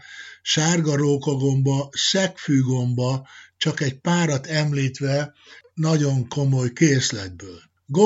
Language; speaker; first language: Hungarian; native; Hungarian